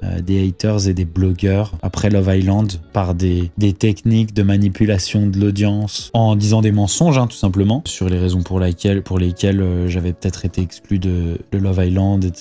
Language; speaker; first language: French; native; French